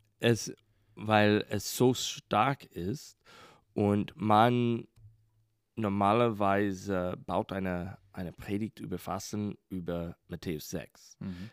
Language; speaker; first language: German; non-native, fluent; English